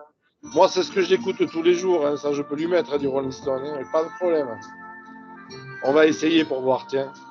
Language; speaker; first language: French; native; French